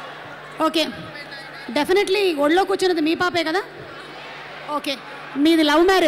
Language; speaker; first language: Telugu; native; Telugu